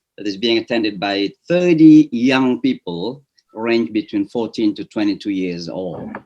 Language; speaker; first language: English; non-native, fluent; Indonesian